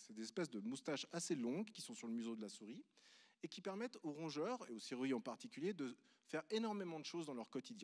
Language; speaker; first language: French; native; French